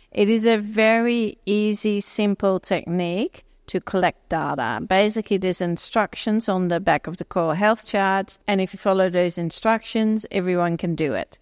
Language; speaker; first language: English; non-native, fluent; Dutch